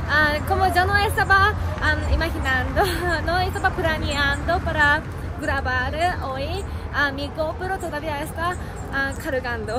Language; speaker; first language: Spanish; non-native, fluent; Japanese